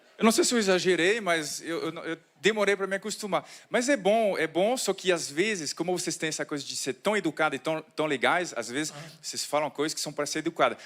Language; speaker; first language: Portuguese; non-native, fluent; French